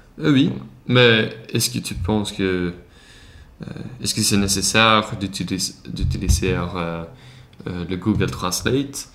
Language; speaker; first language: French; non-native, learner; Swedish